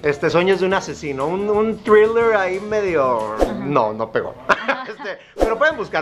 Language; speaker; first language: Spanish; native; Spanish